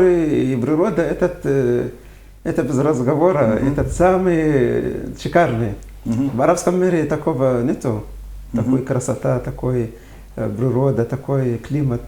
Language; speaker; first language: Russian; non-native, fluent; Arabic